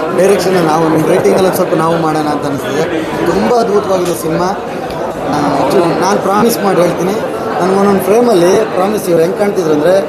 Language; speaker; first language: Kannada; non-native, local second language; Tulu